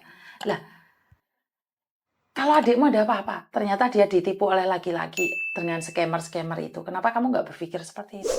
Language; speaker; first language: Malay; native; Malay